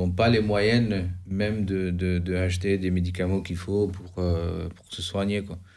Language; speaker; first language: French; non-native, fluent; Albanian